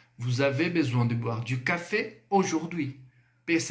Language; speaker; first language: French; non-native, fluent; Portuguese